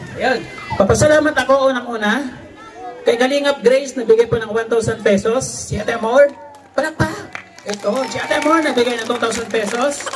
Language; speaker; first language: Filipino; native; Filipino